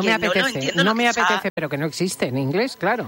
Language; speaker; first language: Spanish; native; Spanish